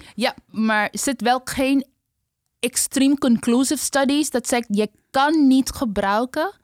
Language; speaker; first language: Dutch; non-native, fluent; Bangla